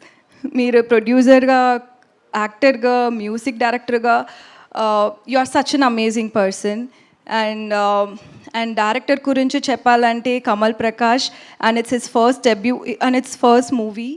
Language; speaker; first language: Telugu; non-native, learner; Tamil